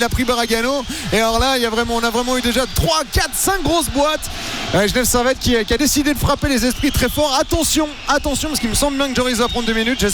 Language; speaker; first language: French; native; French